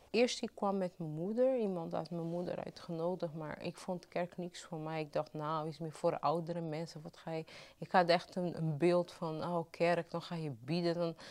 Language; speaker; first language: Dutch; non-native, fluent; Portuguese